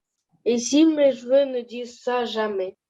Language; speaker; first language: French; non-native, learner; Russian